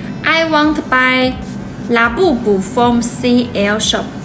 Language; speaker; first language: English; non-native, learner; Chinese